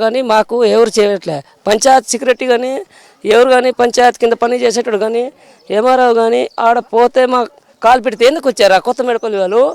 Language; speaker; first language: Telugu; non-native, local second language; Koya